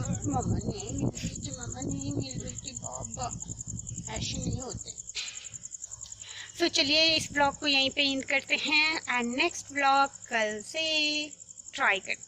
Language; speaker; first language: Hindi; native; Hindi